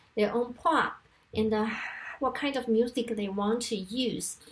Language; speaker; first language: English; non-native, fluent; Chinese